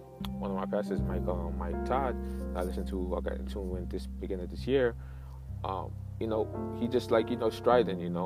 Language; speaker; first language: English; native; English